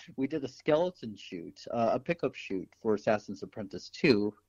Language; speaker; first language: English; native; English